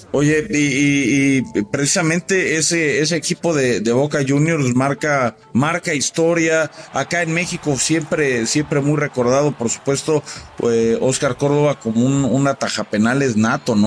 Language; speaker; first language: Spanish; native; Spanish